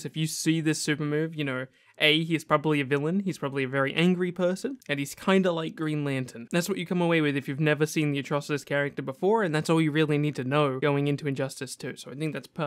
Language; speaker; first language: English; native; English